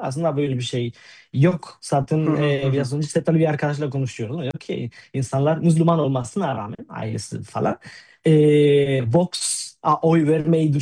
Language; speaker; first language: Turkish; non-native, fluent; Spanish